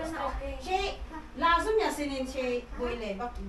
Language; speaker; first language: Turkish; non-native, learner; Filipino